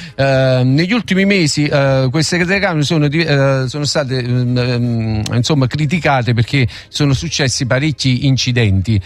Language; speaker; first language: Italian; native; Italian